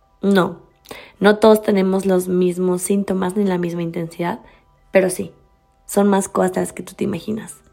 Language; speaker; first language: Spanish; native; Spanish